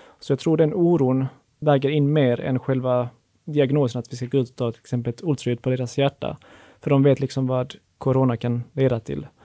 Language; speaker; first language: Swedish; native; Swedish